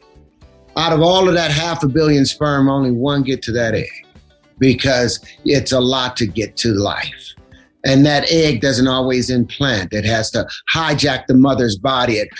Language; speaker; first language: English; native; English